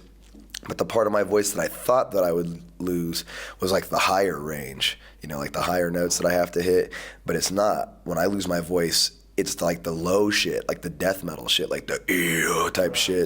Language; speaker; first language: English; native; English